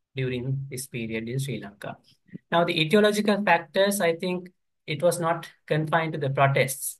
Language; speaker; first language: English; non-native, local second language; Sinhala